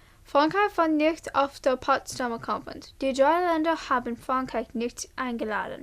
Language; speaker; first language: German; non-native, learner; English